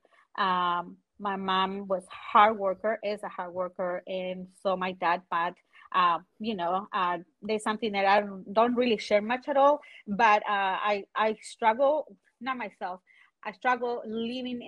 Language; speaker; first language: English; non-native, fluent; Spanish